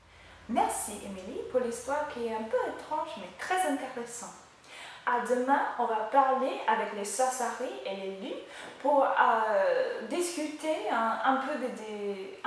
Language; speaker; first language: French; non-native, learner; English